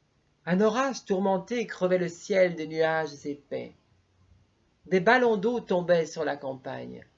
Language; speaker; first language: French; native; French